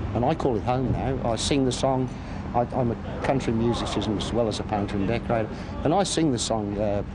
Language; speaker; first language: English; native; English